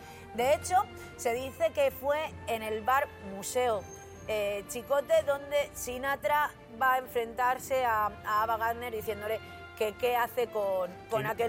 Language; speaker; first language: Spanish; native; Spanish